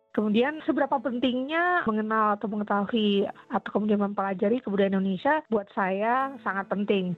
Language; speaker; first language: Indonesian; native; Indonesian